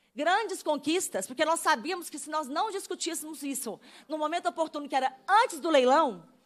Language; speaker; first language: Portuguese; native; Portuguese